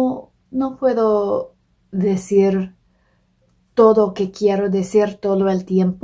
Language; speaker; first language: Spanish; non-native, fluent; English